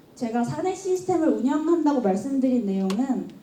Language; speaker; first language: Korean; native; Korean